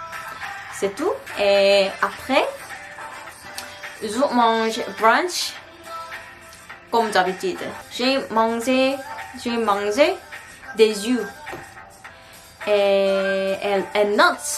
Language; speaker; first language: French; non-native, learner; Korean